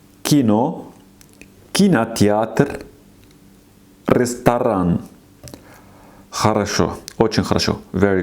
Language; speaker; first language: Russian; non-native, fluent; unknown